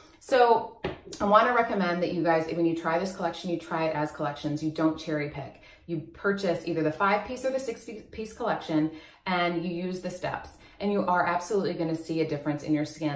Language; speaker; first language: English; native; English